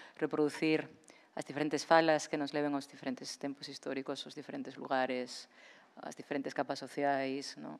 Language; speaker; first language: Galician; non-native, local second language; Spanish